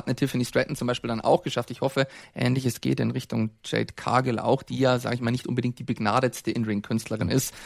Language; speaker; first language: German; native; German